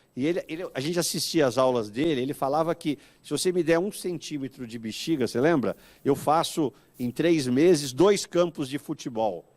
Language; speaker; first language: Portuguese; native; Portuguese